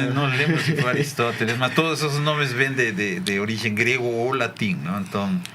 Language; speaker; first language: Portuguese; non-native, fluent; Spanish